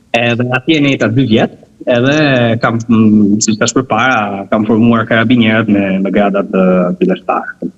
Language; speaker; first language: Albanian; early bilingual, heritage; Albanian